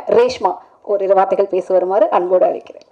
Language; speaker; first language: Tamil; native; Tamil